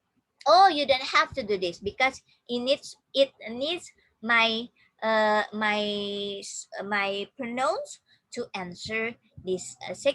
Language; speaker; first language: English; non-native, fluent; Indonesian